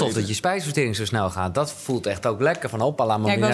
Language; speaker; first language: Dutch; native; Dutch